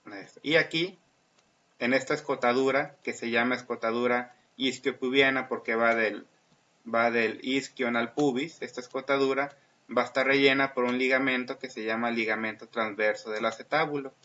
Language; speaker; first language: Spanish; native; Spanish